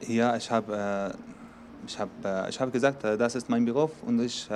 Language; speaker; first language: German; non-native, learner; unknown